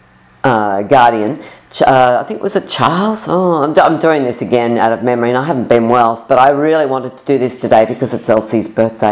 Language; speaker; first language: English; native; English